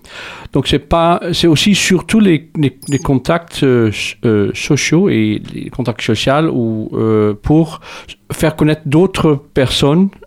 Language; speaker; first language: French; non-native, fluent; Dutch